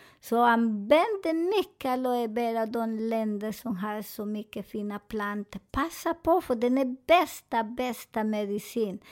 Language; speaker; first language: Swedish; non-native, fluent; Spanish